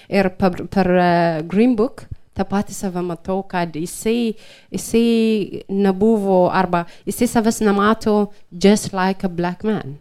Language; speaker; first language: Lithuanian; non-native, fluent; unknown